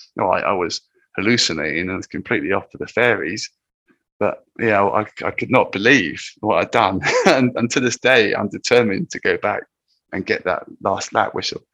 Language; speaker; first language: English; native; English